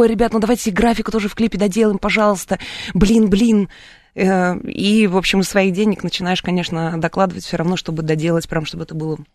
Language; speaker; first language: Russian; native; Russian